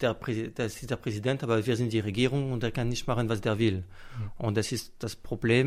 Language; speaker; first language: German; non-native, fluent; French